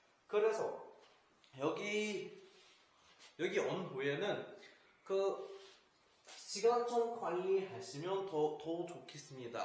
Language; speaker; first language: Korean; non-native, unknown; Uzbek